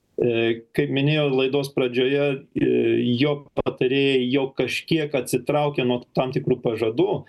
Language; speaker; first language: Lithuanian; early bilingual, heritage; Lithuanian